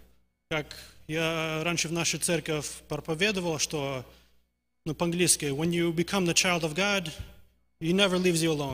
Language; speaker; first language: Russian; early bilingual, heritage; Russian